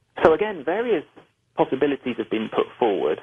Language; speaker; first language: English; native; English